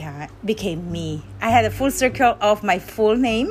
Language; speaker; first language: English; non-native, local second language; Filipino